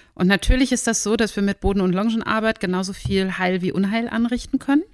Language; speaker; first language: German; native; German